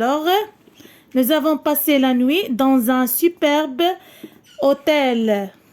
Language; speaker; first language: French; non-native, local second language; Arabic